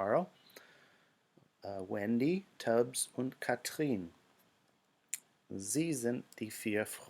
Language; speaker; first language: German; non-native, fluent; English